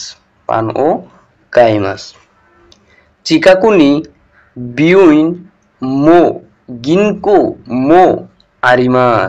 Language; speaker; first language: Japanese; non-native, learner; Bangla